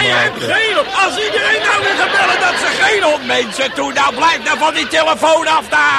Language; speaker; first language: Dutch; native; Dutch